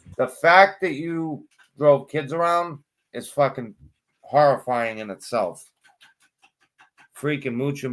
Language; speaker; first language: English; native; English